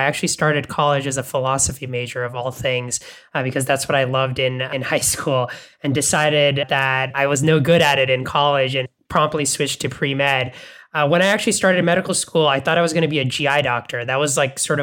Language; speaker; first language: English; non-native, local second language; Bangla